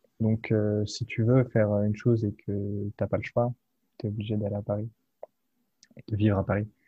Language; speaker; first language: French; native; French